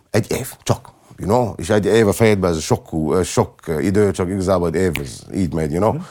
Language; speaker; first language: Hungarian; non-native, learner; English